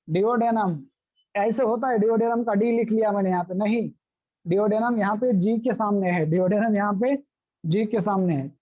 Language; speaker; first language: Hindi; non-native, local second language; Marathi